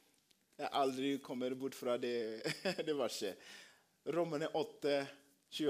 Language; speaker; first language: Norwegian; non-native, fluent; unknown